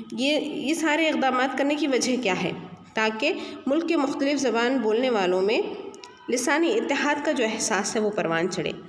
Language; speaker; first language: Urdu; native; Urdu